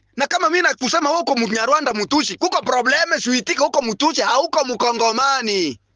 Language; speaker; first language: Swahili; non-native, local second language; Bembe